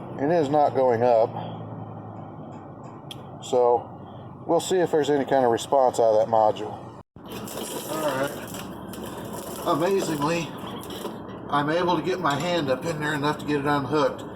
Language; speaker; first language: English; native; English